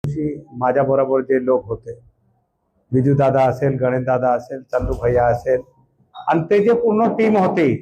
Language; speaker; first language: Marathi; non-native, local second language; Bhili